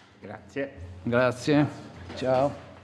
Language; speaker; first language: Italian; non-native, learner; Portuguese